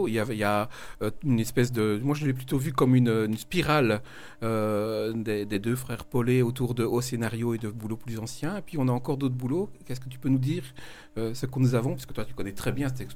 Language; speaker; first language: French; native; French